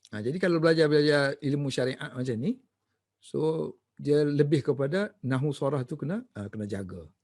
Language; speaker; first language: Malay; native; Malay